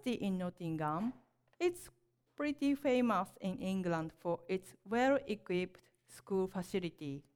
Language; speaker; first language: English; non-native, learner; Japanese